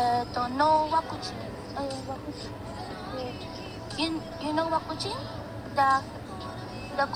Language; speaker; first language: English; non-native, learner; Filipino